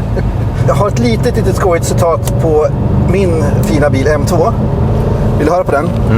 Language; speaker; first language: Swedish; native; Swedish